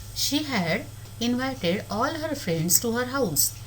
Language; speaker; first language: English; non-native, local second language; Marathi